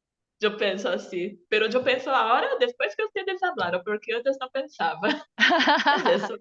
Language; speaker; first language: Spanish; non-native, learner; Portuguese